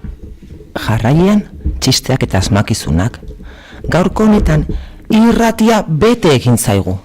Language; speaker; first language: Basque; native; Basque